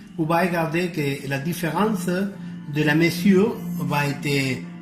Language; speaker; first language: French; non-native, learner; Spanish